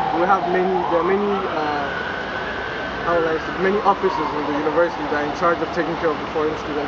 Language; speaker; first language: English; non-native, fluent; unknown